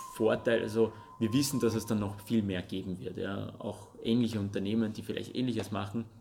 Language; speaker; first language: German; non-native, fluent; Russian